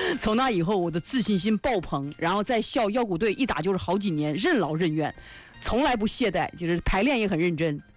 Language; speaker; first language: Chinese; native; Chinese